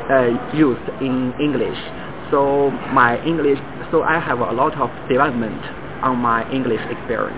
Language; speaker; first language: English; non-native, fluent; Chinese